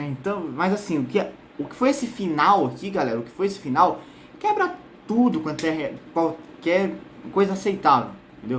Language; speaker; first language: Portuguese; native; Portuguese